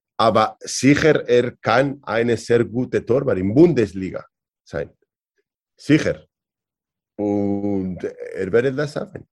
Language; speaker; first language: German; non-native, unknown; Spanish